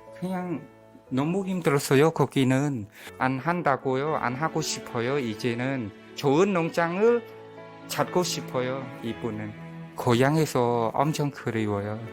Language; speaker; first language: Korean; non-native, learner; Khmer